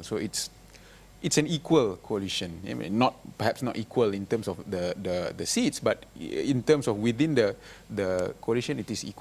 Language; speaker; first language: English; non-native, local second language; Malay